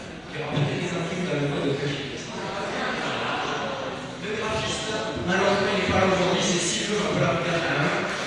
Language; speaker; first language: French; native; French